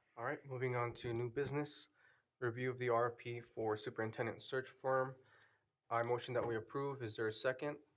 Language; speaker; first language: English; native; English